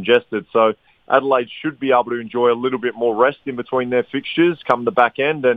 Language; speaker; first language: English; native; English